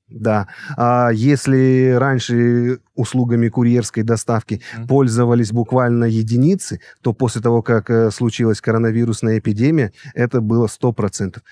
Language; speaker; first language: Russian; native; Russian